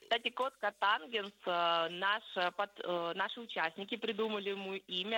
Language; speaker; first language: Russian; native; Russian